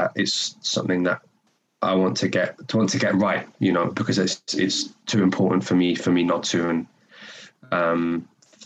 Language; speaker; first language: English; native; English